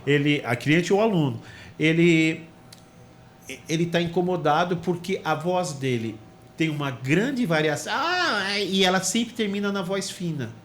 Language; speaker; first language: Portuguese; native; Portuguese